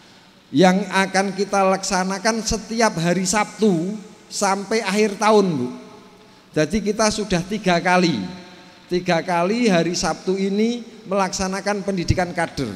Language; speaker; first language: Indonesian; native; Indonesian